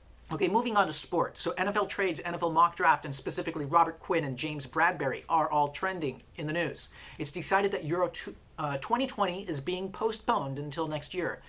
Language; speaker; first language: English; native; English